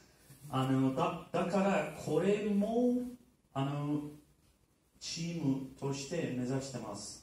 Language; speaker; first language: Japanese; non-native, learner; Turkish